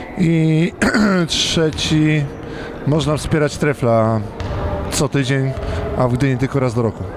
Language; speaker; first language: Polish; native; Polish